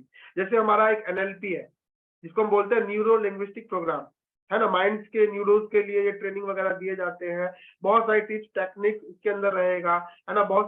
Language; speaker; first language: Hindi; native; Hindi